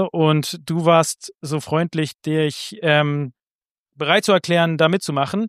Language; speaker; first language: German; native; German